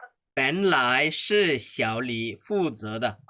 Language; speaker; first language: Chinese; non-native, fluent; Bangla